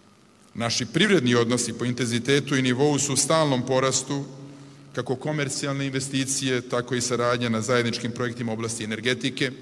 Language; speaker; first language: Serbian; native; Serbian